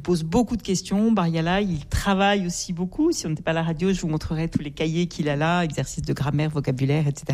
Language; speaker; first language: French; native; French